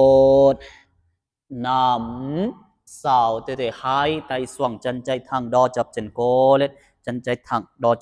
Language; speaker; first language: Vietnamese; non-native, learner; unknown